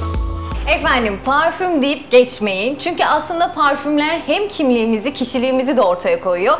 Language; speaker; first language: Turkish; native; Turkish